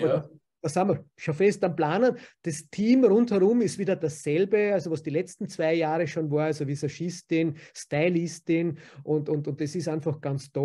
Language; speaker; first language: German; native; German